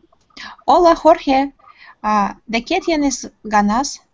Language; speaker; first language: Spanish; non-native, learner; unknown